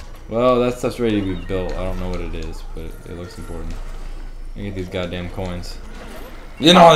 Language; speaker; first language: English; native; English